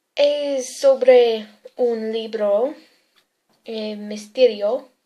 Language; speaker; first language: Spanish; non-native, learner; English